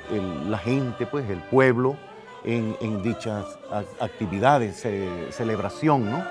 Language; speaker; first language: Spanish; native; Spanish